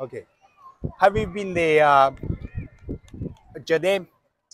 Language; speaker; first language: English; non-native, learner; Chinese